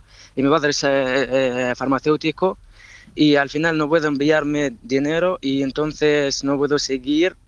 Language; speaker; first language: Spanish; non-native, learner; Arabic